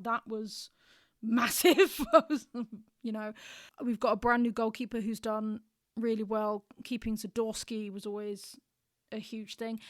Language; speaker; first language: English; native; English